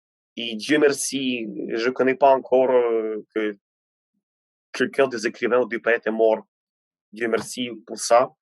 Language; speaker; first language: French; non-native, fluent; Ukrainian